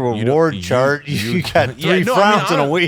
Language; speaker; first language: English; native; English